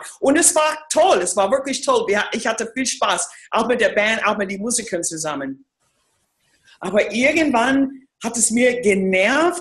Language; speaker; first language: German; non-native, fluent; English